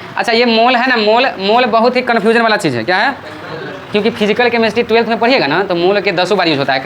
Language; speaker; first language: Hindi; native; Hindi